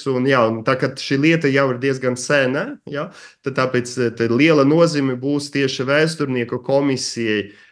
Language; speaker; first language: Latvian; native; Latvian